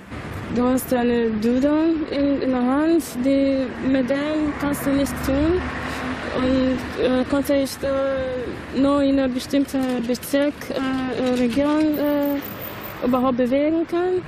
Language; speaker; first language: German; non-native, fluent; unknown